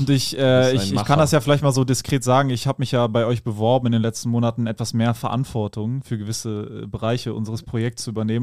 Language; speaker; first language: German; native; German